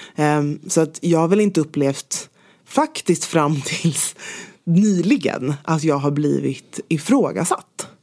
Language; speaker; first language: Swedish; native; Swedish